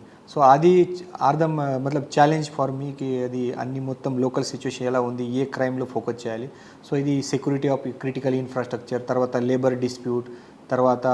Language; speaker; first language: Telugu; non-native, fluent; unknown